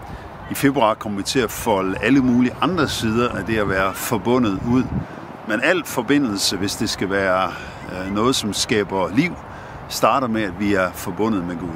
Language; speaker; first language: Danish; native; Danish